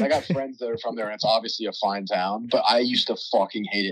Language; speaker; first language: English; native; English